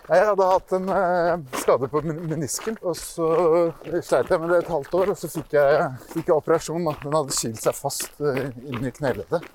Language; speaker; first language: Norwegian; early bilingual, other home language; Persian